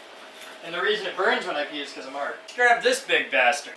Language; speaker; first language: English; native; English